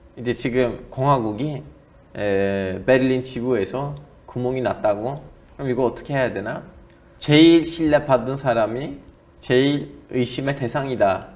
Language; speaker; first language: Korean; non-native, fluent; Turkish